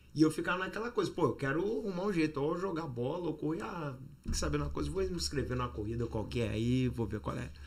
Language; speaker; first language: Portuguese; native; Portuguese